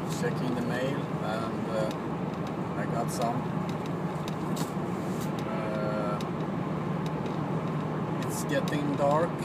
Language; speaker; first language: English; non-native, fluent; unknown